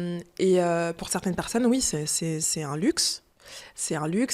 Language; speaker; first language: French; early bilingual, other home language; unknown